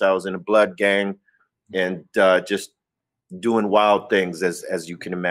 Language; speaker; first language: English; native; English